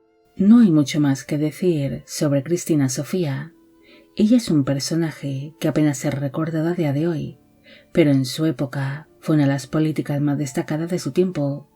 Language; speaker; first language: Spanish; native; Spanish